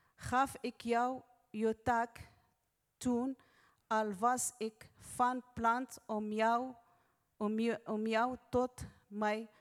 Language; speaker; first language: Dutch; non-native, fluent; Arabic